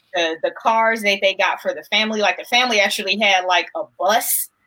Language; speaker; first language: English; native; English